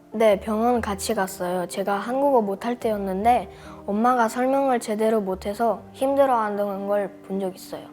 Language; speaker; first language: Korean; early bilingual, other home language; Russian